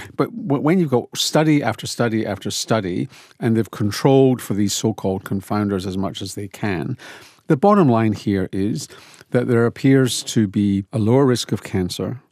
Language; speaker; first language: English; native; English